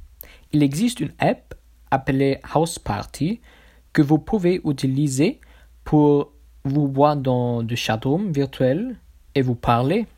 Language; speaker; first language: French; non-native, learner; German